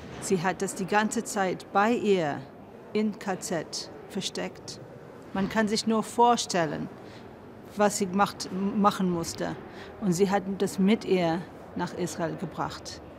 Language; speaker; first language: German; non-native, fluent; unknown